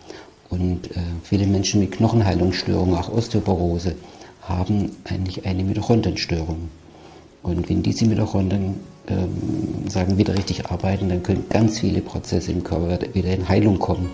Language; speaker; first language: German; native; German